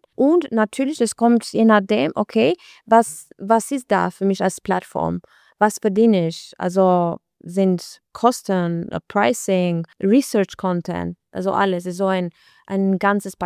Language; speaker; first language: German; non-native, learner; Albanian